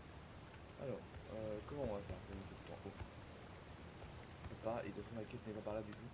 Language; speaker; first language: French; native; French